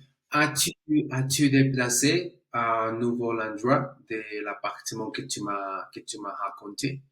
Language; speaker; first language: French; non-native, learner; Spanish